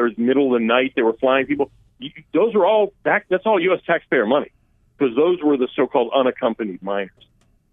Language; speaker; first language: English; early bilingual, other home language; Armenian